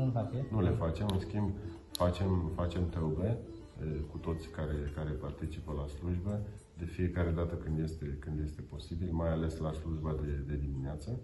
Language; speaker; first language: Romanian; non-native, local second language; Crimean Tatar